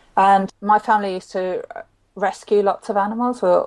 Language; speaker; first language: English; native; English